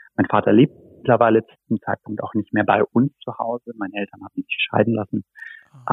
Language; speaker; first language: German; native; German